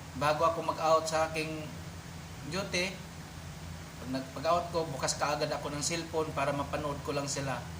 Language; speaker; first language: Filipino; non-native, local second language; Cebuano